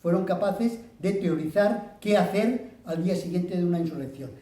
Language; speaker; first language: Spanish; non-native, local second language; Catalan